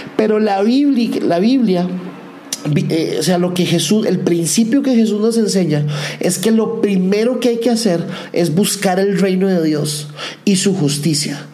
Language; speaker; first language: Spanish; native; Spanish